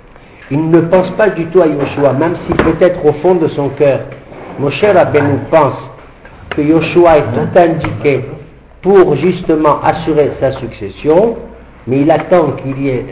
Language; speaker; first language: French; native; French